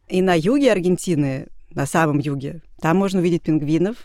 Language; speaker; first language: Russian; native; Russian